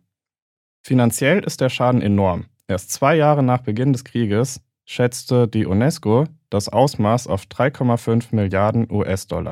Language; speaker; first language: German; native; German